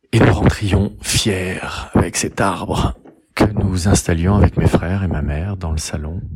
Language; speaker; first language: French; native; French